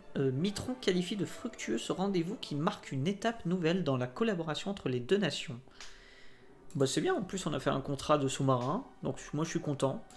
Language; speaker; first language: French; native; French